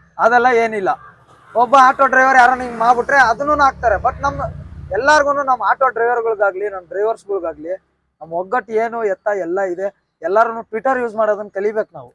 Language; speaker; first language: Kannada; native; Kannada